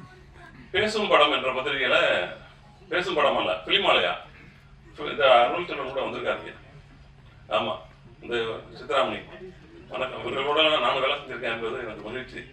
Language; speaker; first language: Tamil; native; Tamil